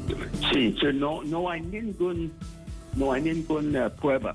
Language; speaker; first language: Spanish; non-native, fluent; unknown